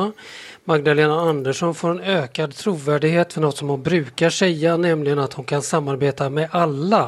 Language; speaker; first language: Swedish; native; Swedish